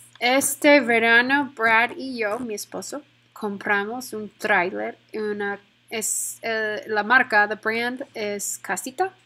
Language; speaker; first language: Spanish; non-native, fluent; English